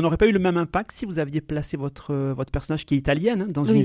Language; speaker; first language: French; native; French